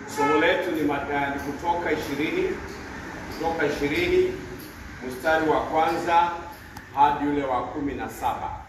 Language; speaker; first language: Swahili; native; Swahili